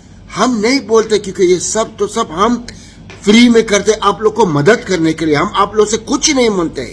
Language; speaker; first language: Hindi; non-native, learner; Arabic